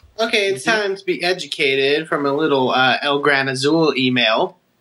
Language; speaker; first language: English; native; English